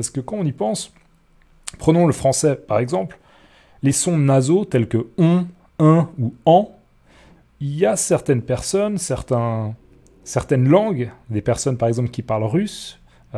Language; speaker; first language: French; native; French